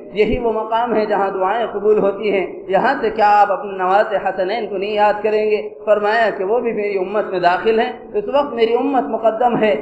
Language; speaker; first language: Urdu; native; Urdu